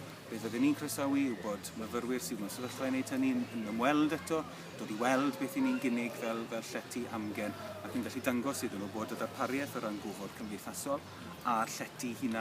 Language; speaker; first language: Welsh; native; Welsh